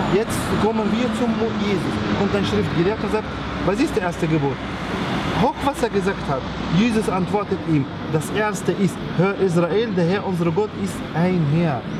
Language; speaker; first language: German; non-native, learner; Arabic